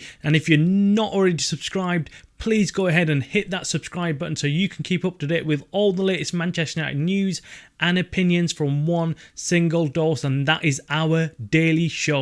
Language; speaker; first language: English; native; English